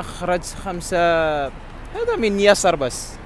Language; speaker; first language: Arabic; non-native, learner; Filipino